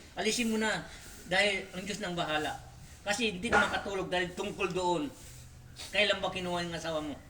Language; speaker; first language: Filipino; non-native, local second language; Cebuano